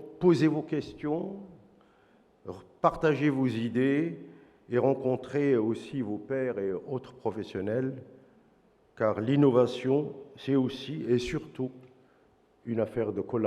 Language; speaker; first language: French; non-native, local second language; Arabic